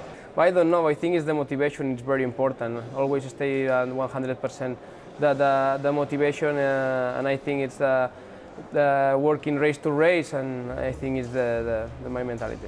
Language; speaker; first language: English; non-native, learner; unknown